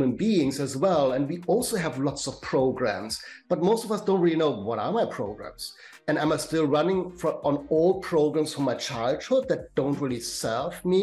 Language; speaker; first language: English; non-native, fluent; German